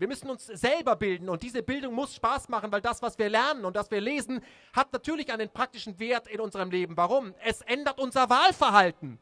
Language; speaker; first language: German; native; German